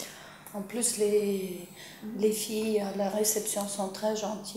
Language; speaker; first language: French; non-native, fluent; Ukrainian